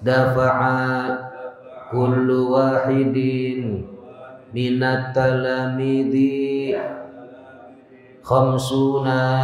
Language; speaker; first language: Arabic; non-native, fluent; Indonesian